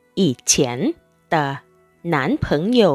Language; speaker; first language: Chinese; non-native, fluent; Thai